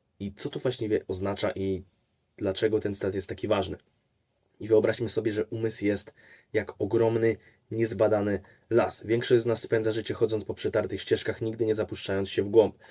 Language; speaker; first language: Polish; native; Polish